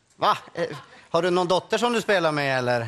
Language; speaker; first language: Swedish; native; Swedish